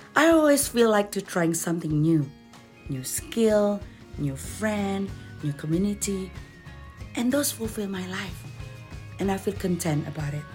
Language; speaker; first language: English; non-native, fluent; Indonesian